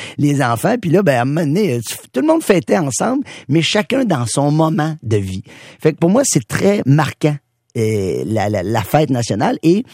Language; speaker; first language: French; native; French